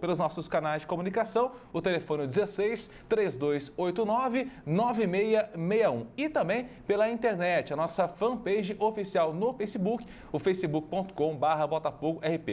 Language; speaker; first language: Portuguese; native; Portuguese